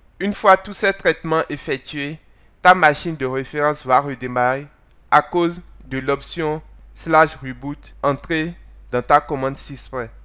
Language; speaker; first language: French; non-native, local second language; Fon